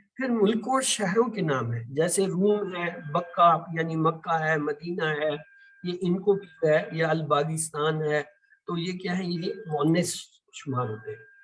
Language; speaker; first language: Urdu; native; Urdu